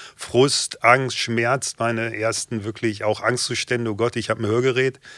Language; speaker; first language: German; native; German